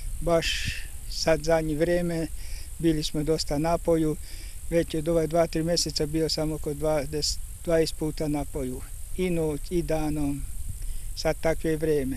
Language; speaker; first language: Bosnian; non-native, local second language; Hungarian